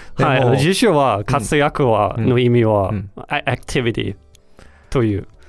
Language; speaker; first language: Japanese; non-native, learner; Danish